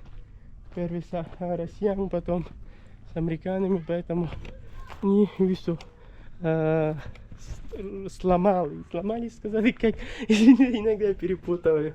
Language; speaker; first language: Russian; non-native, learner; Pashto